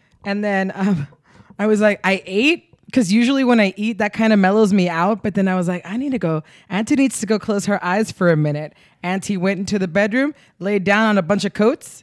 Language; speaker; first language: English; early bilingual, other home language; Spanish